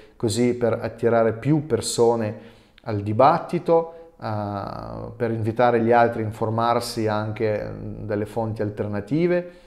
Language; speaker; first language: Italian; non-native, fluent; Russian